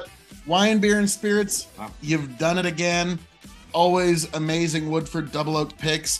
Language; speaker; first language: English; native; English